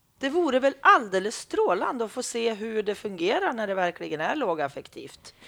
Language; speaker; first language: Swedish; native; Swedish